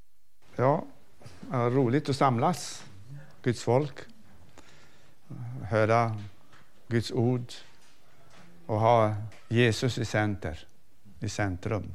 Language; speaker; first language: Swedish; non-native, fluent; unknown